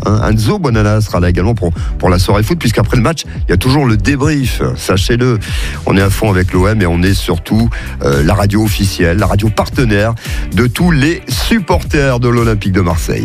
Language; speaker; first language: French; native; French